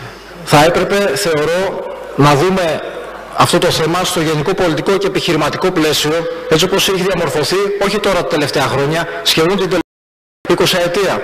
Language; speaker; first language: Greek; native; Greek